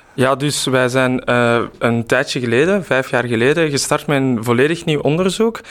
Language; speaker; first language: Dutch; native; Dutch